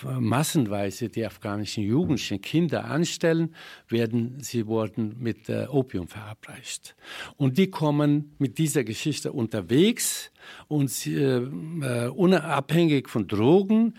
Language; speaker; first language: German; non-native, fluent; Persian